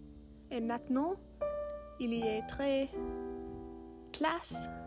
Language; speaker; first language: French; non-native, learner; English